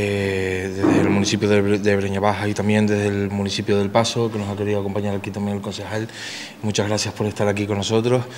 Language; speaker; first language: Spanish; native; Spanish